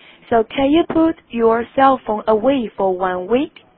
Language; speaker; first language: English; non-native, fluent; Chinese